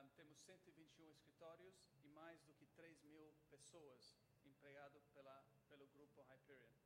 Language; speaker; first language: Portuguese; non-native, fluent; English